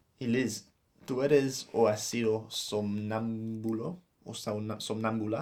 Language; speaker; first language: Spanish; non-native, fluent; English